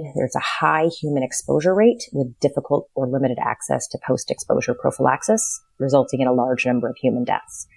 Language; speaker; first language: English; native; English